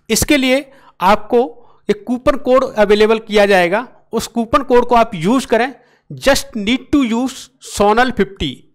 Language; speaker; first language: Hindi; native; Hindi